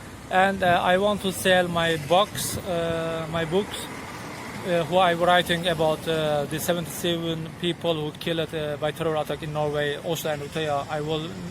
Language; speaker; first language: English; non-native, learner; Turkish